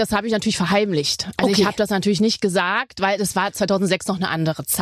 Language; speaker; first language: German; native; German